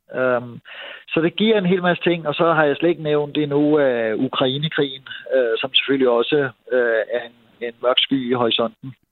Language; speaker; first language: Danish; native; Danish